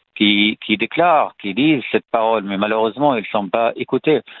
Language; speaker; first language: French; non-native, fluent; Arabic